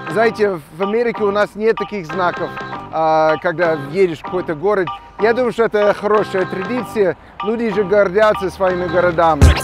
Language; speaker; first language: Russian; non-native, fluent; English